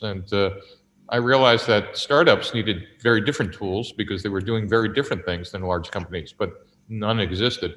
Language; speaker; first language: English; native; English